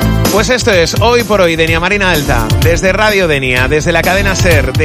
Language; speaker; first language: Spanish; native; Spanish